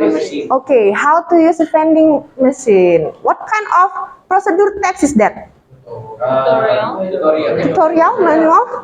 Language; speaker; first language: English; non-native, fluent; Indonesian